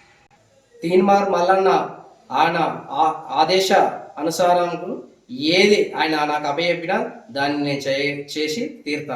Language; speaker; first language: Telugu; native; Telugu